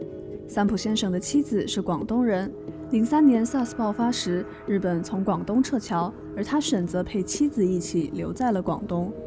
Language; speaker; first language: Chinese; native; Chinese